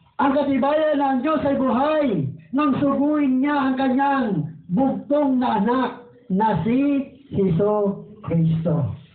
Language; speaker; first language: Filipino; non-native, local second language; Waray